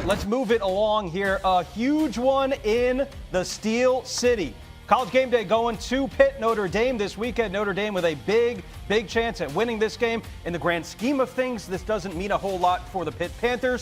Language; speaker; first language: English; native; English